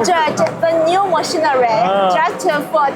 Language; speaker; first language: English; non-native, learner; Chinese